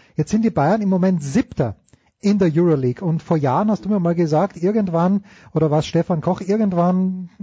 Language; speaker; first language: German; native; German